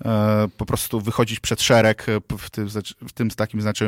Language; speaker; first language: Polish; native; Polish